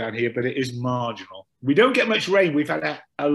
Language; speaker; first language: English; native; English